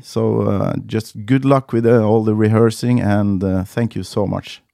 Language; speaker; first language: English; non-native, fluent; Norwegian